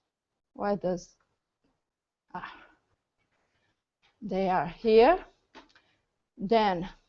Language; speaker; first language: English; non-native, learner; Portuguese